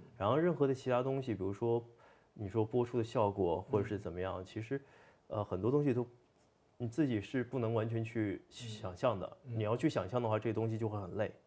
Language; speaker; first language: Chinese; native; Chinese